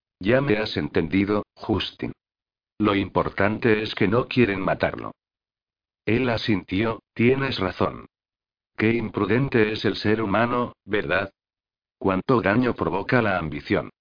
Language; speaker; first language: Spanish; native; Spanish